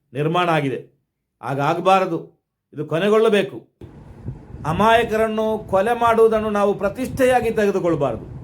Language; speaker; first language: Kannada; non-native, local second language; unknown